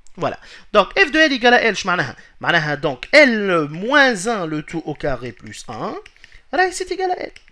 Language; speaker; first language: French; non-native, local second language; Arabic